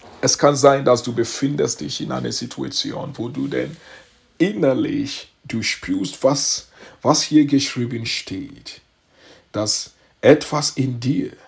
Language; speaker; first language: German; non-native, learner; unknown